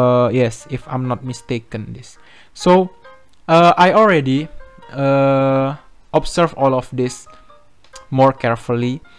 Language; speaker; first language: English; non-native, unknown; Indonesian